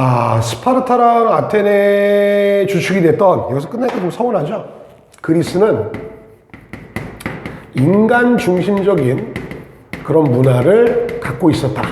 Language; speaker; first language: Korean; native; Korean